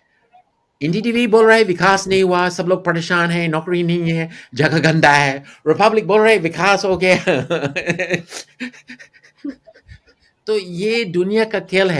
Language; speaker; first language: Hindi; non-native, fluent; English